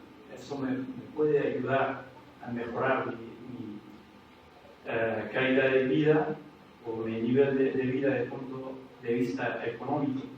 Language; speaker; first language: Spanish; non-native, fluent; Arabic